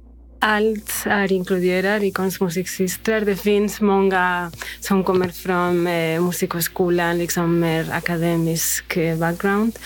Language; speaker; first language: Swedish; non-native, fluent; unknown